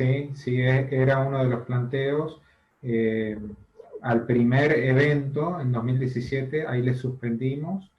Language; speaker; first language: Spanish; native; Spanish